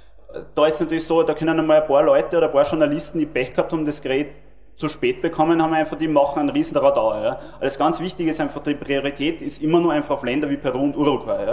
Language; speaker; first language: German; native; German